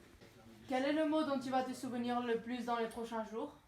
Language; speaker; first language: French; non-native, fluent; English